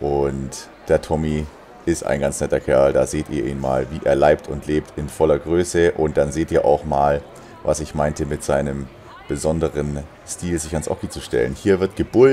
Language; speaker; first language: German; native; German